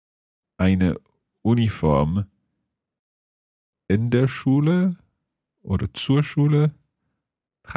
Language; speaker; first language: German; non-native, fluent; English